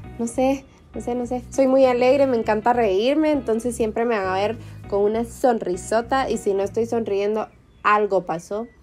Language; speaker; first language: Spanish; early bilingual, heritage; Spanish